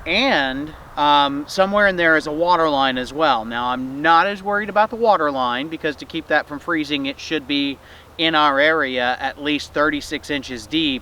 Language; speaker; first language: English; native; English